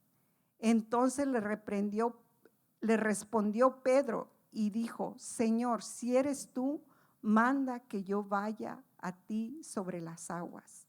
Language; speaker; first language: Spanish; native; Spanish